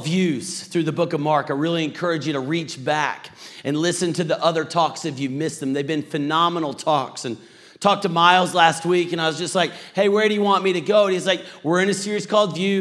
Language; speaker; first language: English; native; English